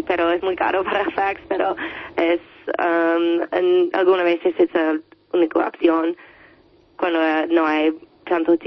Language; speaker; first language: Spanish; non-native, learner; English